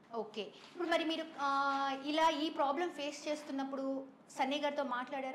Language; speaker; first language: Telugu; native; Telugu